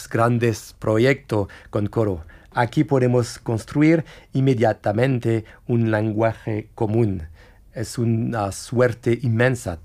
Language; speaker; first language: Spanish; non-native, fluent; French